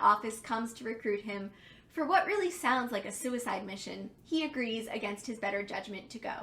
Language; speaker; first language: English; native; English